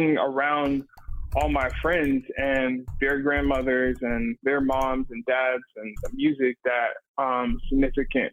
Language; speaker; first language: English; native; English